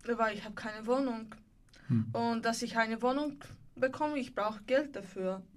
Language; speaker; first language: German; non-native, learner; Bulgarian